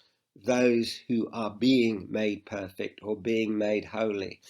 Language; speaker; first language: English; native; English